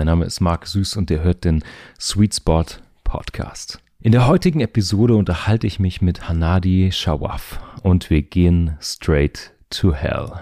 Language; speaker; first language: German; native; German